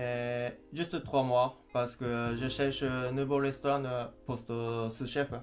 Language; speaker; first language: French; non-native, learner; Japanese